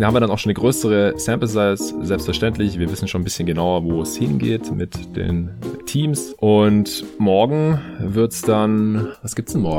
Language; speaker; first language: German; native; German